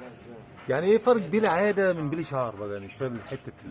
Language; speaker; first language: Arabic; native; Arabic